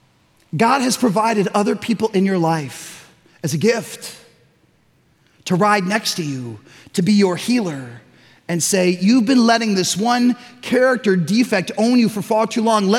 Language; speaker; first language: English; native; English